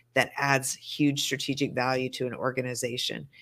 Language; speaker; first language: English; native; English